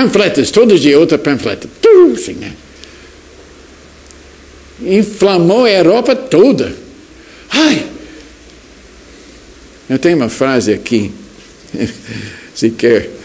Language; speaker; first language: Portuguese; non-native, fluent; English